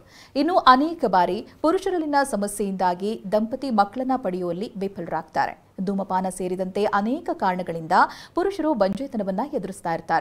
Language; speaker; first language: Kannada; native; Kannada